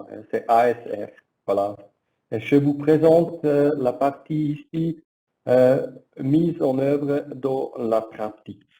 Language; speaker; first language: French; non-native, learner; German